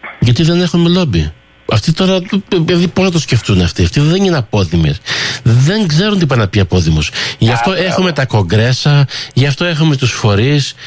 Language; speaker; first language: Greek; early bilingual, heritage; Greek